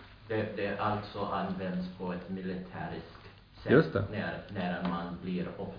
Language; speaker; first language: Swedish; non-native, learner; English